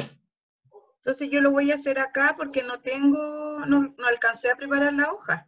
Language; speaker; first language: Spanish; native; Spanish